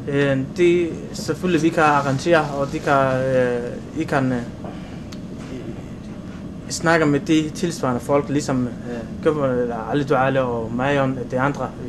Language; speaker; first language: Danish; early bilingual, heritage; Somali